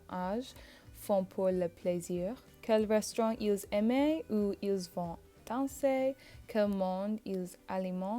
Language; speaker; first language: French; non-native, learner; English